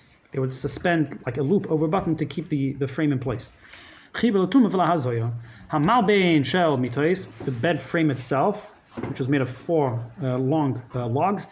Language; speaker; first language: English; native; English